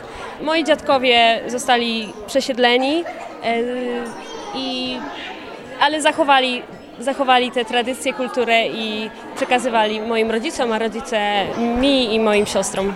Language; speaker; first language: Polish; non-native, local second language; Ukrainian